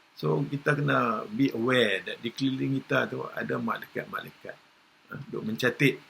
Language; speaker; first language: Malay; native; Malay